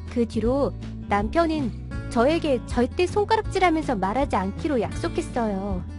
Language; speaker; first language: Korean; non-native, fluent; Mongolian